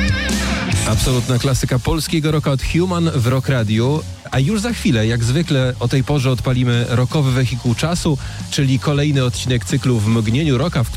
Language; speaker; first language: Polish; native; Polish